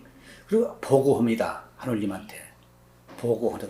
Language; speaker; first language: Korean; native; Korean